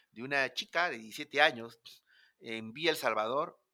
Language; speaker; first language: Spanish; native; Spanish